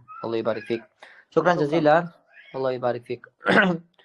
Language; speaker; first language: Arabic; non-native, fluent; Uzbek